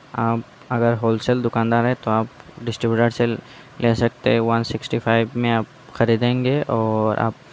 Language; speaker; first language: Hindi; non-native, local second language; Assamese